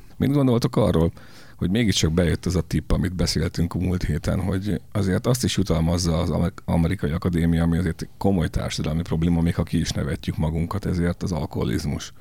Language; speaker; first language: Hungarian; native; Hungarian